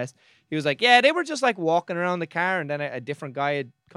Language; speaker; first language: English; native; English